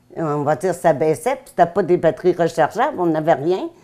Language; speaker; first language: French; native; French